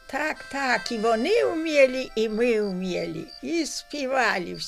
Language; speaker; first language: Ukrainian; native; Ukrainian